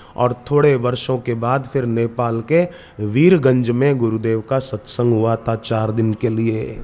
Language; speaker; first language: Hindi; native; Hindi